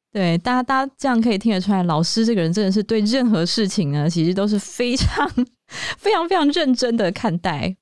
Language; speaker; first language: Chinese; native; Chinese